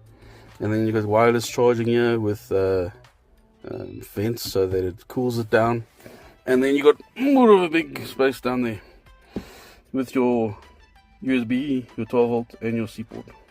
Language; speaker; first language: English; native; English